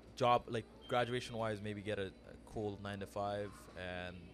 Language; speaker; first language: English; early bilingual, other home language; Amharic